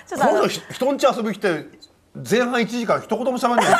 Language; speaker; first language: Japanese; native; Japanese